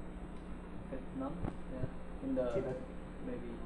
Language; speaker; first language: English; non-native, learner; Chinese